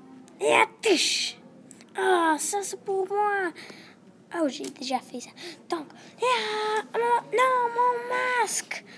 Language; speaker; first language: French; non-native, learner; English